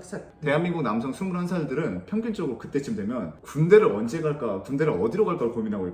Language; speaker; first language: Korean; native; Korean